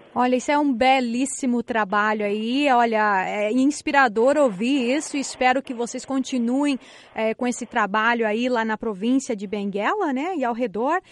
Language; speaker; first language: Portuguese; native; Portuguese